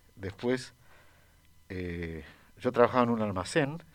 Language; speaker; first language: Spanish; native; Spanish